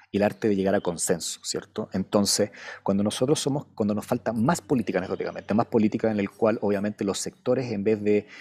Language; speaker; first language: Spanish; native; Spanish